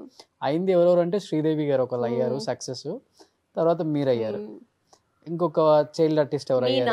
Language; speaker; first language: Telugu; native; Telugu